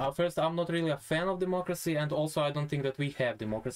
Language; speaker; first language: English; non-native, fluent; Croatian